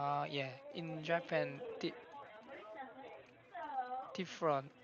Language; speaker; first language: English; non-native, learner; Korean